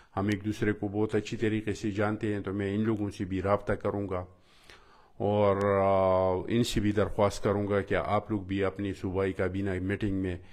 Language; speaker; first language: Urdu; non-native, local second language; Pashto